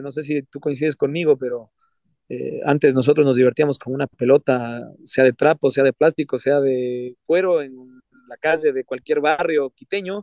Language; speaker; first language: Spanish; native; Spanish